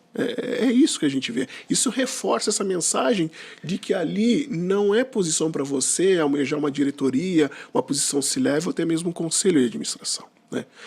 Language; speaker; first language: Portuguese; non-native, local second language; Kabuverdianu